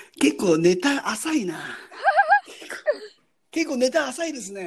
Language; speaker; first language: Japanese; native; Japanese